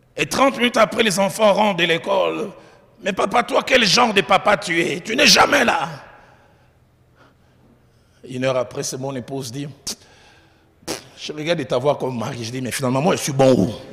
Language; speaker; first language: French; non-native, local second language; Lingala